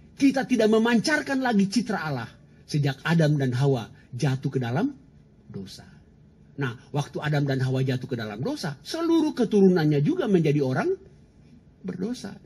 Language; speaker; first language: Indonesian; native; Indonesian